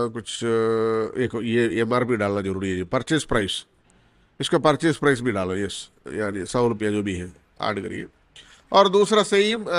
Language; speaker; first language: Hindi; non-native, local second language; Malayalam